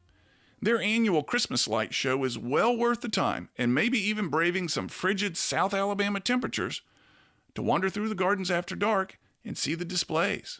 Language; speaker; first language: English; native; English